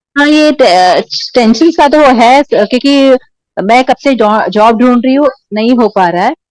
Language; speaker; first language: Hindi; non-native, local second language; Marathi